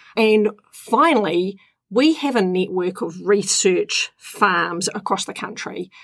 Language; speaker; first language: English; native; English